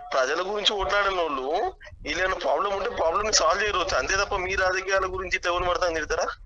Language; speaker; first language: Telugu; native; Telugu